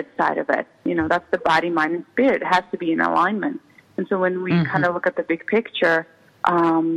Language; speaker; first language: English; non-native, fluent; Czech